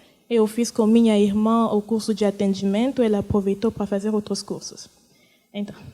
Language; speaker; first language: Portuguese; non-native, fluent; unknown